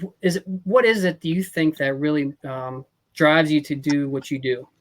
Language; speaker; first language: English; native; English